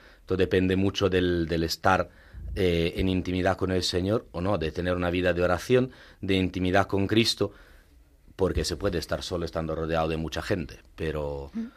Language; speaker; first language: Spanish; non-native, fluent; Italian